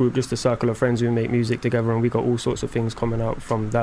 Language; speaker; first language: English; native; English